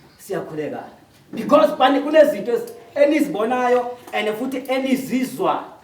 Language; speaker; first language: Zulu; non-native, local second language; Southern Sotho